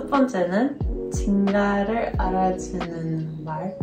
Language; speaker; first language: Korean; non-native, learner; Dutch